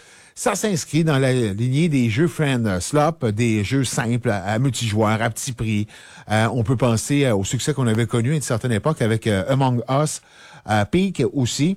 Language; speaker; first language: French; native; French